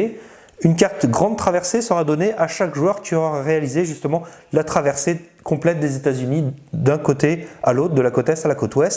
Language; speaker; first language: French; native; French